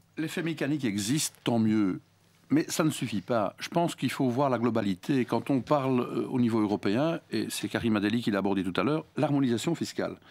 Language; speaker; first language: French; native; French